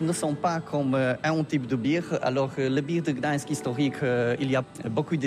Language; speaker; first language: French; non-native, learner; Polish